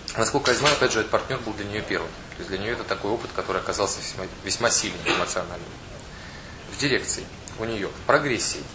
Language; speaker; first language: Russian; non-native, local second language; Ukrainian